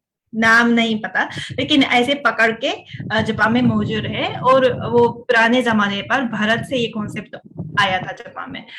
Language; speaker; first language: Hindi; non-native, fluent; Japanese